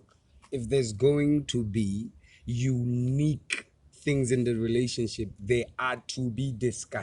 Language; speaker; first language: English; non-native, local second language; Tswana